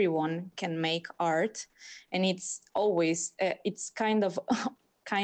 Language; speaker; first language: English; non-native, fluent; Spanish